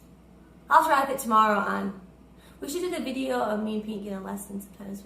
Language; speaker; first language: English; native; English